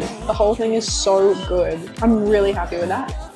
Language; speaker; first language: English; native; English